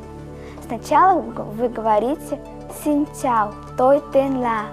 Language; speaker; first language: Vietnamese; early bilingual, heritage; Vietnamese